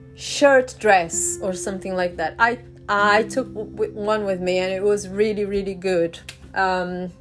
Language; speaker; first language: English; non-native, fluent; Portuguese